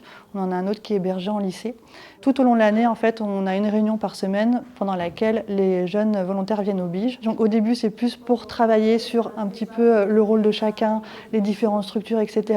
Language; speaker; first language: French; native; French